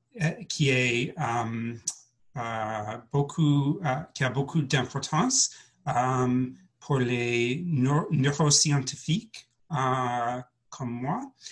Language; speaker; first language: French; non-native, learner; English